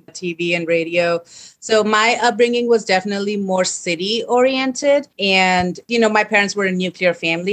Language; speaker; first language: English; non-native, local second language; Hindi